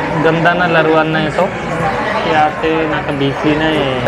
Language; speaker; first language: Filipino; non-native, learner; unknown